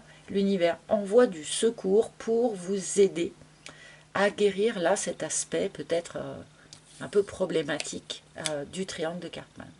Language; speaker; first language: French; native; French